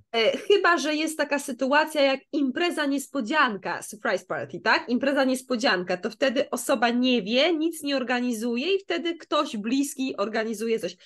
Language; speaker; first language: Polish; native; Polish